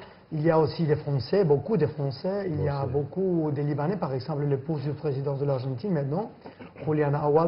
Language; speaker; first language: French; non-native, fluent; Spanish